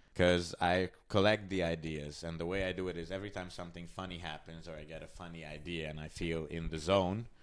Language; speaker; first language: English; non-native, fluent; Hungarian